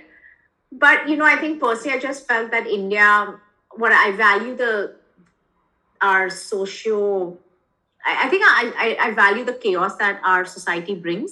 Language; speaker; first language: English; non-native, local second language; Hindi